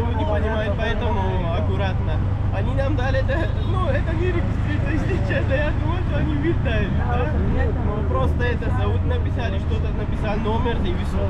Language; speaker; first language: Russian; non-native, learner; Pashto